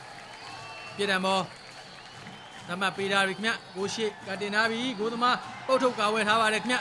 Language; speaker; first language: Burmese; native; Burmese